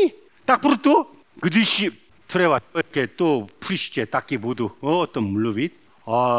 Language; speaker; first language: Czech; non-native, learner; Korean